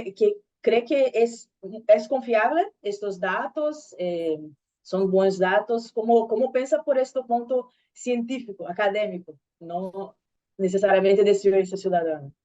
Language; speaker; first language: Spanish; non-native, learner; Portuguese